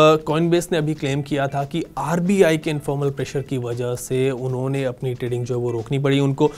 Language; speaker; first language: Hindi; native; Hindi